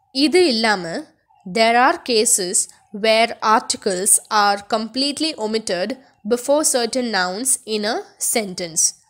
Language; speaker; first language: English; non-native, local second language; Tamil